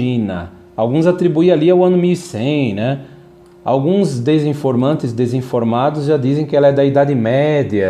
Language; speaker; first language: Portuguese; native; Portuguese